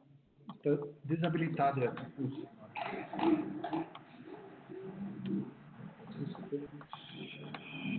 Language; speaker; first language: Portuguese; non-native, fluent; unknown